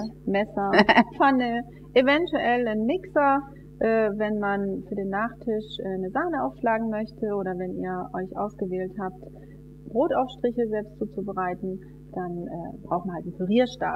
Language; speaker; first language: German; native; German